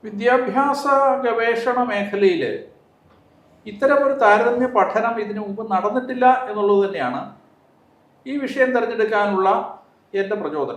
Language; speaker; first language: Malayalam; native; Malayalam